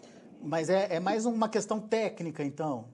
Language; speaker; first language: Portuguese; native; Portuguese